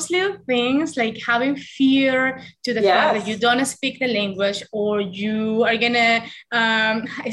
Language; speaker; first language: English; non-native, fluent; Spanish